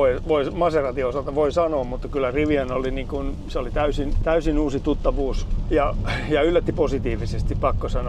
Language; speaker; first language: Finnish; native; Finnish